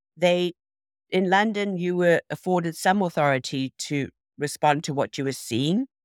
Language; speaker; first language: English; native; English